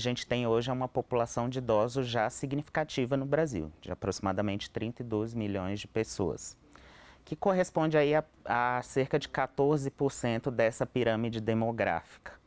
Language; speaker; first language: Portuguese; native; Portuguese